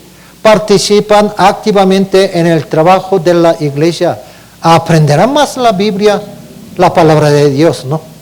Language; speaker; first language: Spanish; non-native, learner; Korean